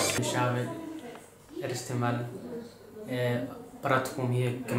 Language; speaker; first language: German; non-native, learner; Arabic